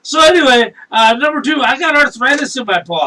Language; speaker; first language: English; native; English